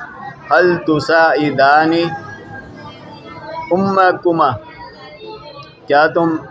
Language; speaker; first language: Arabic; non-native, learner; Urdu